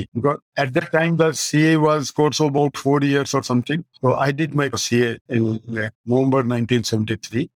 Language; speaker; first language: English; non-native, local second language; Marwari